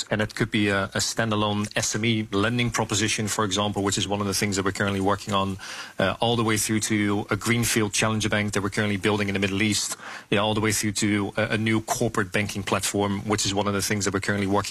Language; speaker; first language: English; non-native, fluent; Dutch